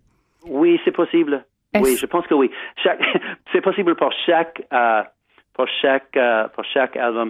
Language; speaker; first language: French; non-native, learner; English